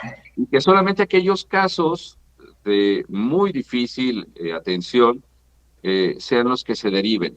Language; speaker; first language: Spanish; native; Spanish